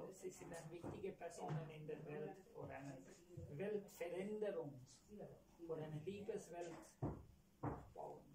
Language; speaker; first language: German; non-native, learner; Tamil